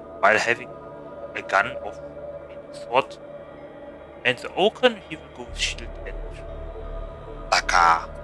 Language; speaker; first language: English; non-native, fluent; German